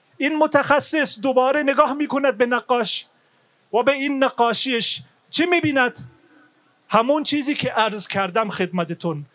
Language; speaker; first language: Persian; non-native, fluent; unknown